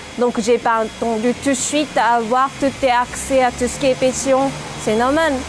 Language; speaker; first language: French; non-native, fluent; Japanese